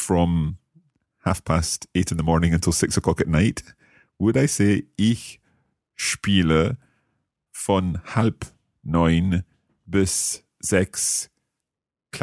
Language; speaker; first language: German; non-native, learner; English